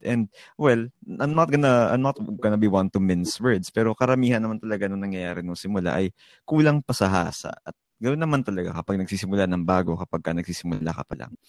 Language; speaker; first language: Filipino; native; Filipino